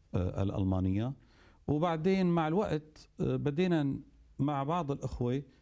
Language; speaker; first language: Arabic; native; Arabic